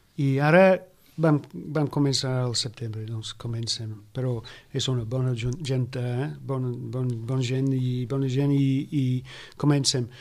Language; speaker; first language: Catalan; non-native, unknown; English